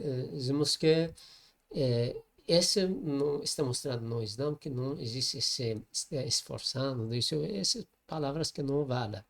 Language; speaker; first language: Portuguese; non-native, learner; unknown